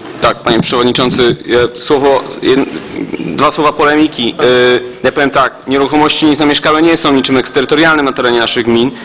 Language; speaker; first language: Polish; native; Polish